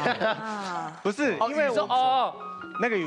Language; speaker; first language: Chinese; non-native, fluent; Japanese